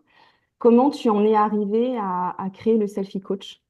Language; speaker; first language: French; native; French